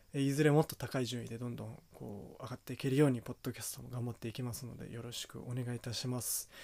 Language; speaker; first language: Japanese; native; Japanese